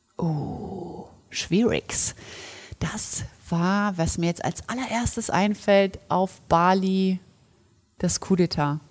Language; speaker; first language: German; early bilingual, other home language; Polish